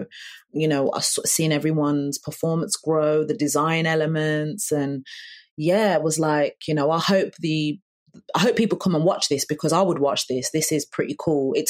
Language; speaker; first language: English; native; English